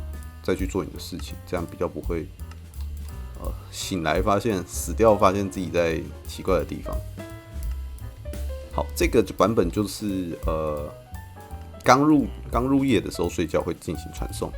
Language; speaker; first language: Chinese; native; Chinese